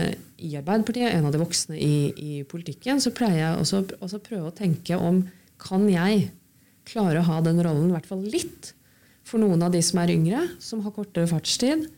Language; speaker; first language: Norwegian; native; Norwegian